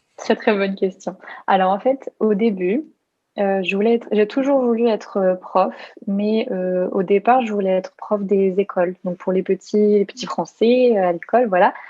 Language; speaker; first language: French; native; French